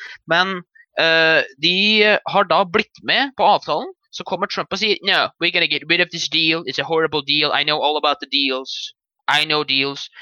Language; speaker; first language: Norwegian; native; Norwegian